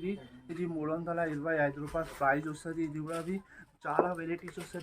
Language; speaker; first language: Telugu; non-native, local second language; Hindi